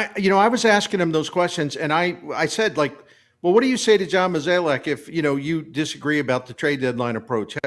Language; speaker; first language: English; native; English